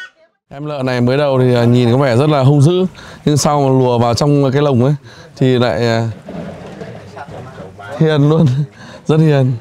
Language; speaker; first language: Vietnamese; native; Vietnamese